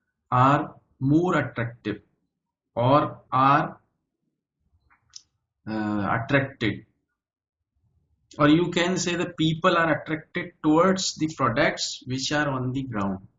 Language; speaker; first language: English; non-native, local second language; Hindi